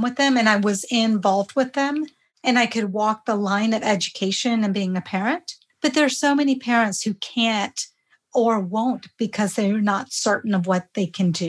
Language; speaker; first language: English; early bilingual, other home language; Hindi